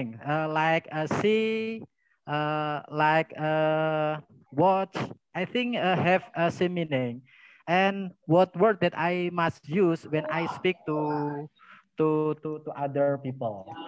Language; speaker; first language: English; non-native, learner; Indonesian